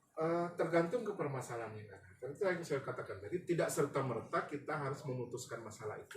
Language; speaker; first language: Indonesian; native; Indonesian